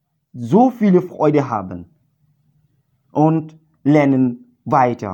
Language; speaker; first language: German; non-native, learner; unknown